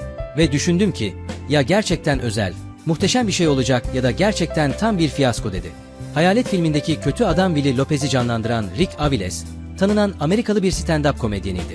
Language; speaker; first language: Turkish; native; Turkish